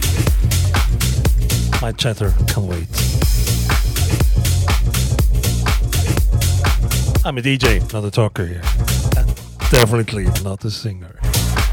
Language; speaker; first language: English; non-native, fluent; German